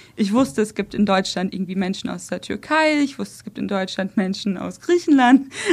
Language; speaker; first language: German; early bilingual, other home language; Russian